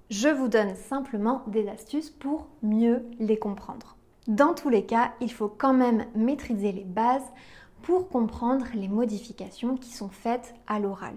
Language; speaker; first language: French; native; French